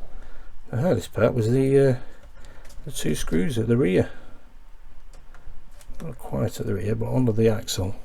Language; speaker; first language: English; native; English